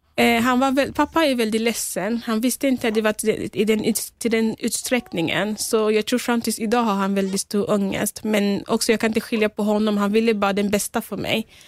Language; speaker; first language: Swedish; early bilingual, other home language; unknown